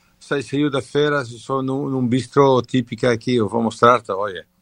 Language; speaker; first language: Portuguese; non-native, fluent; French